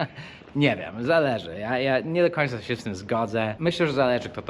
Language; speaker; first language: Polish; non-native, fluent; English